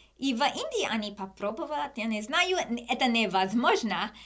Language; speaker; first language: Russian; non-native, learner; English